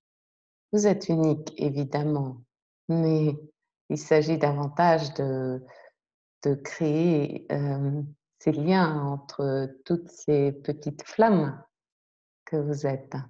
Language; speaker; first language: French; native; French